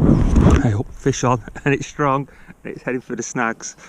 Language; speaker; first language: English; native; English